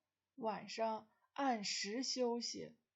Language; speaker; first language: Chinese; non-native, fluent; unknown